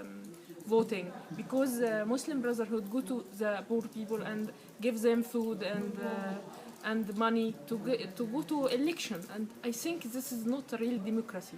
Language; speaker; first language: English; non-native, learner; Arabic